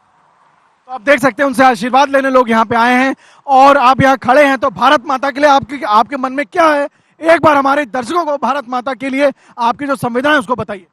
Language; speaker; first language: Hindi; native; Hindi